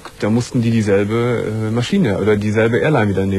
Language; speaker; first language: German; native; German